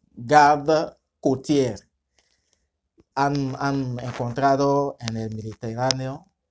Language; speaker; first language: Spanish; non-native, fluent; French